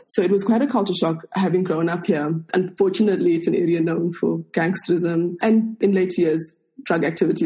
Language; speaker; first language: English; non-native, local second language; Afrikaans